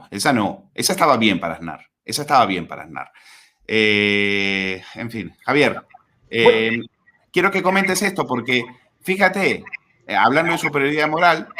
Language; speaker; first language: Spanish; native; Spanish